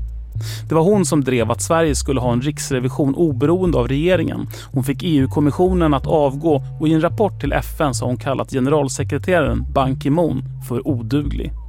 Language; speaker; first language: Swedish; native; Swedish